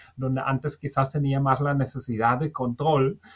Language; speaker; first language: Spanish; non-native, fluent; German